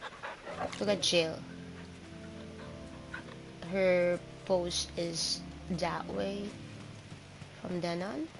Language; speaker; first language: English; non-native, local second language; Filipino